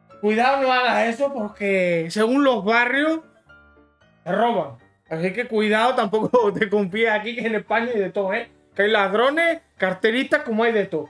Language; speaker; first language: Spanish; native; Spanish